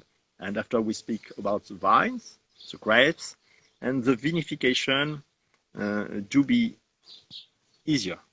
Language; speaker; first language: English; non-native, learner; French